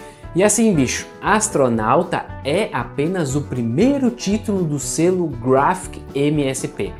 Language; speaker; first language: Portuguese; native; Portuguese